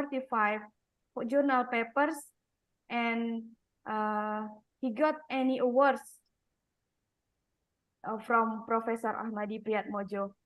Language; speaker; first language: English; non-native, learner; Indonesian